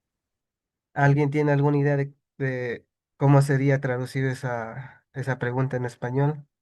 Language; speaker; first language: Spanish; non-native, local second language; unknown